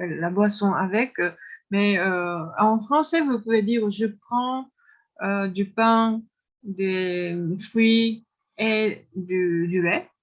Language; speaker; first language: French; non-native, fluent; Japanese